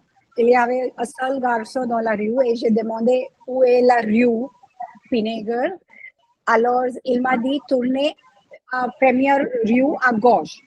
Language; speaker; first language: French; non-native, learner; Hindi